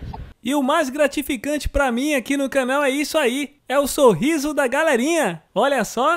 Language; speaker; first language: Portuguese; native; Portuguese